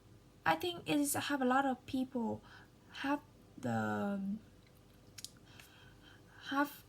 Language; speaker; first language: English; non-native, learner; Vietnamese